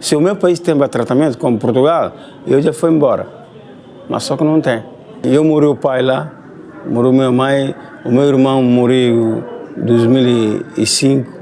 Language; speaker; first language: Portuguese; non-native, learner; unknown